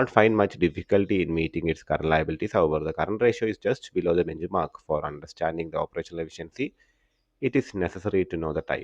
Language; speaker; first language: English; non-native, local second language; Malayalam